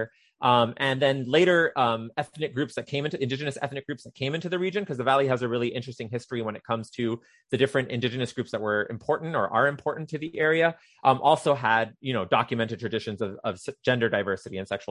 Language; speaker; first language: English; native; English